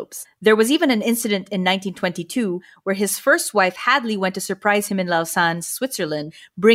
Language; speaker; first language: English; non-native, local second language; Filipino